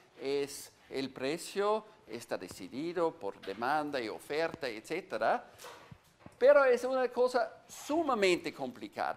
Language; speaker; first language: Spanish; non-native, fluent; German